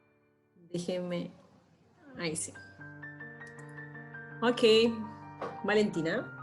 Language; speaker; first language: Spanish; native; Spanish